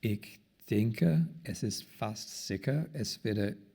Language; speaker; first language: German; non-native, fluent; English